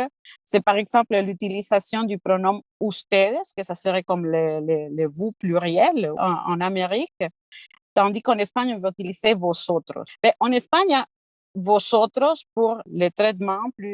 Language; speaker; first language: French; non-native, fluent; Spanish